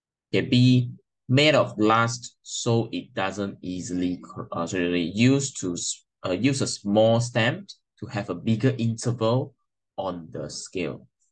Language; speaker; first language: English; non-native, local second language; Chinese